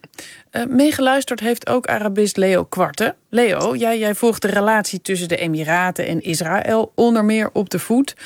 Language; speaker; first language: Dutch; native; Dutch